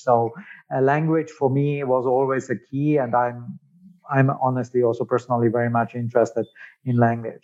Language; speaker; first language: English; non-native, fluent; German